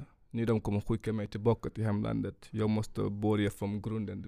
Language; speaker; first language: Swedish; non-native, fluent; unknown